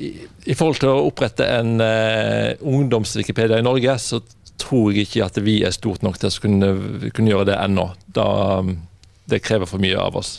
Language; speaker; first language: Norwegian; non-native, fluent; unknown